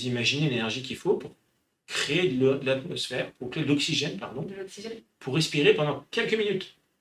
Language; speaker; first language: French; native; French